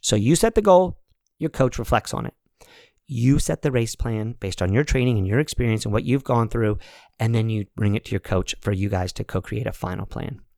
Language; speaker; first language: English; native; English